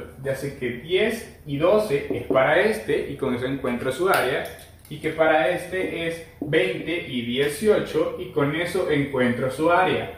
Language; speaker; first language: Spanish; native; Spanish